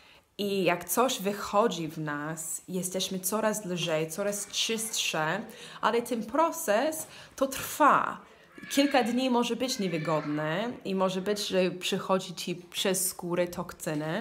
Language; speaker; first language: Polish; non-native, learner; English